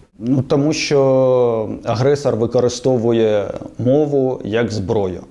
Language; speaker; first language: Ukrainian; non-native, local second language; Russian